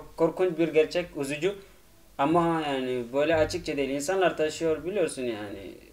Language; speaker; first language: Turkish; non-native, fluent; Arabic